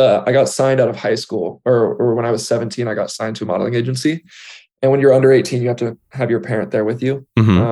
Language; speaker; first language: English; native; English